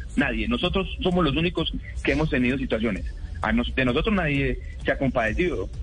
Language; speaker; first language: Spanish; native; Spanish